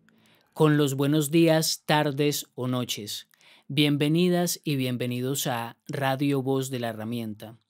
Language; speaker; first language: Spanish; native; Spanish